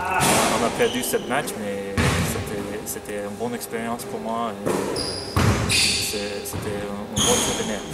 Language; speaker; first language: French; non-native, fluent; English